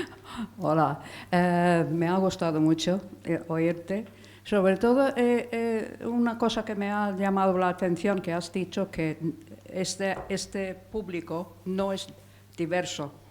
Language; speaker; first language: Spanish; non-native, fluent; English